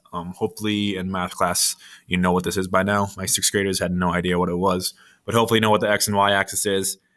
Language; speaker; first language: English; native; English